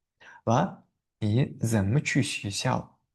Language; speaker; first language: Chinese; non-native, fluent; Uzbek